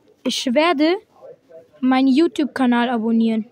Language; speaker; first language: German; early bilingual, other home language; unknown